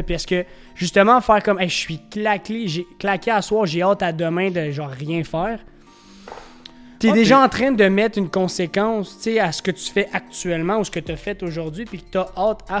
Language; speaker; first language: French; native; French